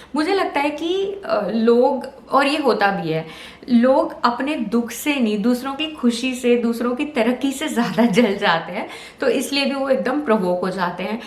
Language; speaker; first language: Hindi; native; Hindi